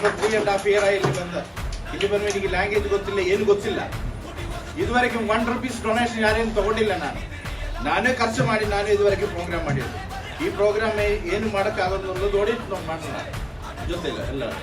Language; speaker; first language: Kannada; non-native, learner; Malayalam